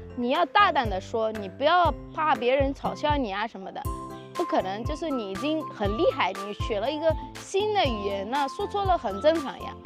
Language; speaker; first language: Chinese; non-native, fluent; Arabic